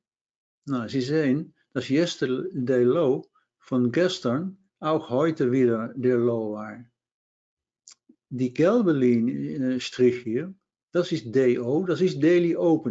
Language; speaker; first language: German; non-native, learner; Dutch